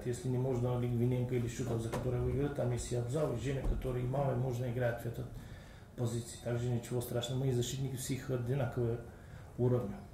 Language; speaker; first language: Russian; non-native, learner; Bulgarian